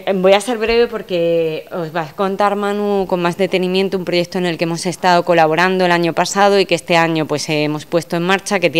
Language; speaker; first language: Spanish; native; Spanish